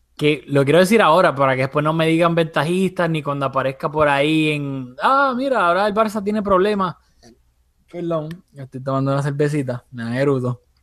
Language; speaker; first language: Spanish; early bilingual, heritage; Spanish